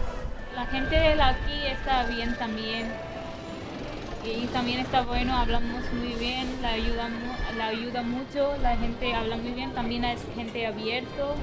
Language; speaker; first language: Spanish; non-native, learner; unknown